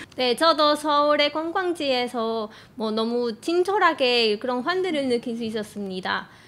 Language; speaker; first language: Korean; non-native, fluent; Spanish